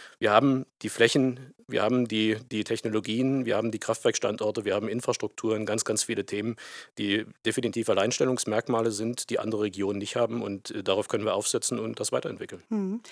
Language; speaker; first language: German; native; German